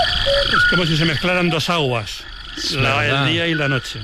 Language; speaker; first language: Spanish; native; Spanish